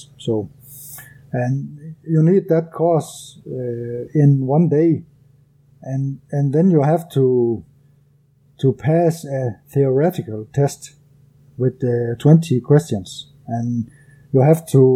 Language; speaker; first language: English; non-native, fluent; Danish